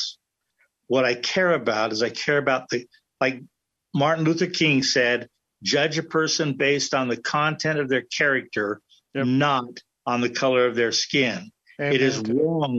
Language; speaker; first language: English; native; English